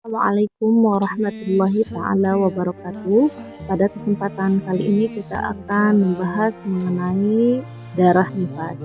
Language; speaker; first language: Indonesian; native; Indonesian